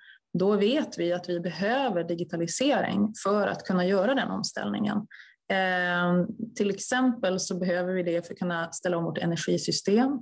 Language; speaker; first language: Swedish; native; Swedish